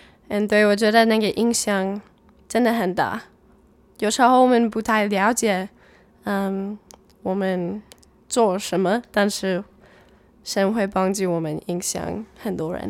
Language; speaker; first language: Chinese; non-native, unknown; English